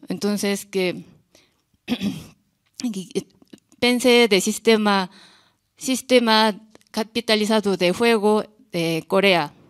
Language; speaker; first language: Spanish; non-native, learner; Korean